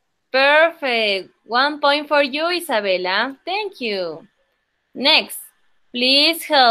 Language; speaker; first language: English; non-native, local second language; Spanish